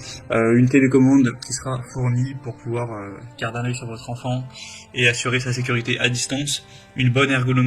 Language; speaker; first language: French; native; French